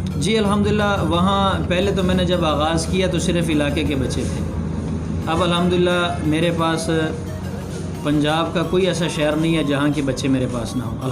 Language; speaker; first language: Urdu; non-native, local second language; Pashto